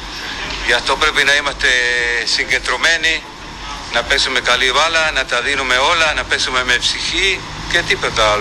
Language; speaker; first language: Greek; non-native, fluent; Spanish